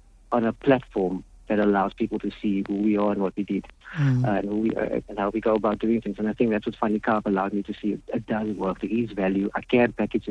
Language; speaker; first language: English; native; English